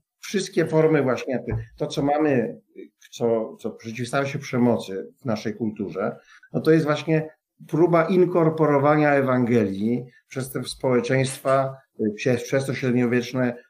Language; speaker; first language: Polish; native; Polish